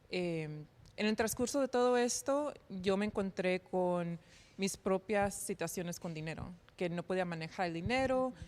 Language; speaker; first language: Spanish; early bilingual, heritage; Spanish